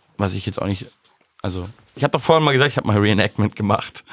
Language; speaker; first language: German; native; German